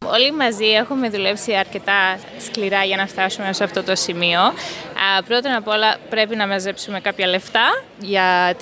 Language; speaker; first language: Greek; early bilingual, heritage; English